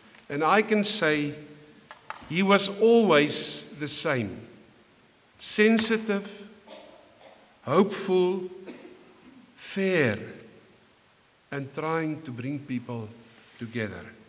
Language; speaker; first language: English; non-native, local second language; Afrikaans